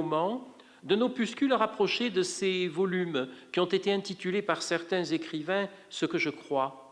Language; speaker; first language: French; native; French